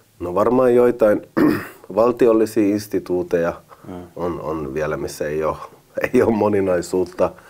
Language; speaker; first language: Finnish; early bilingual, other home language; Arabic